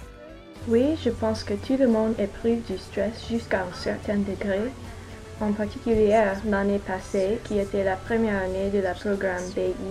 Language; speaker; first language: French; non-native, fluent; English